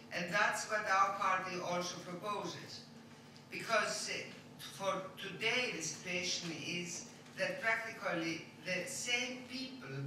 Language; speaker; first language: English; non-native, fluent; Greek